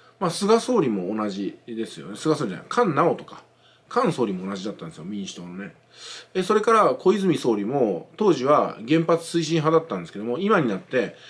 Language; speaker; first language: Japanese; native; Japanese